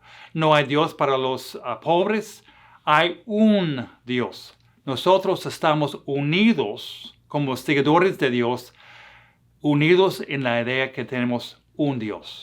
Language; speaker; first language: Spanish; non-native, fluent; English